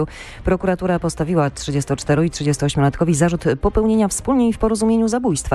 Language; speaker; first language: Polish; native; Polish